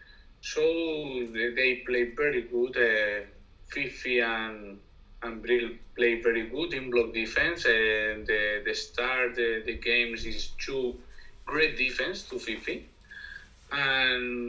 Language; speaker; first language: English; non-native, learner; Spanish